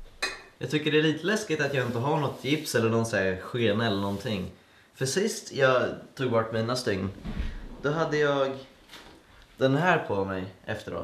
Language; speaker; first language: Swedish; native; Swedish